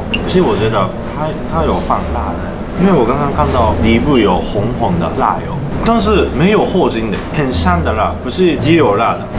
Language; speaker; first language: Chinese; non-native, fluent; Japanese